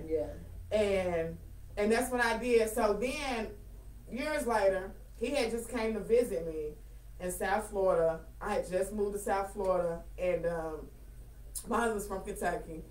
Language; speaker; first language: English; native; English